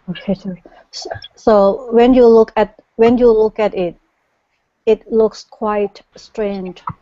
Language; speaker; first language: English; non-native, learner; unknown